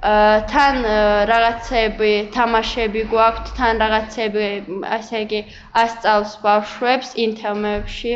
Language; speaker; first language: Georgian; non-native, local second language; Azerbaijani